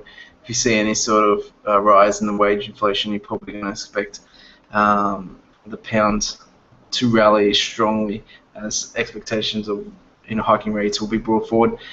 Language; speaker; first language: English; native; English